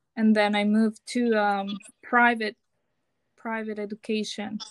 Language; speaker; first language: English; non-native, fluent; Spanish